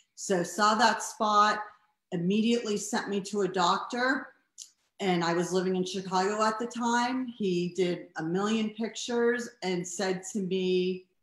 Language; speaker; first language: English; native; English